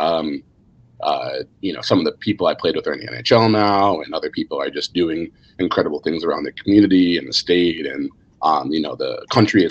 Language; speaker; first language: English; native; English